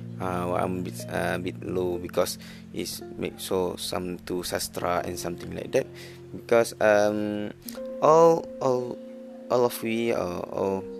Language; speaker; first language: English; non-native, learner; Malay